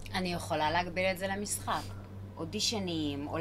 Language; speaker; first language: Hebrew; native; Hebrew